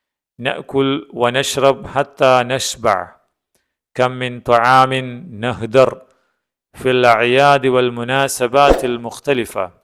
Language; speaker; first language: Arabic; non-native, fluent; Malayalam